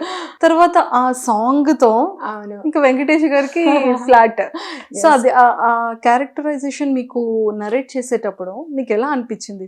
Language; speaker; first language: Telugu; native; Telugu